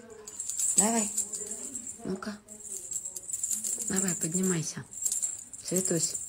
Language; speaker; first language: Russian; native; Russian